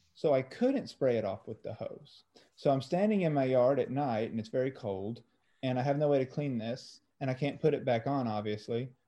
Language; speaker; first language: English; early bilingual, other home language; French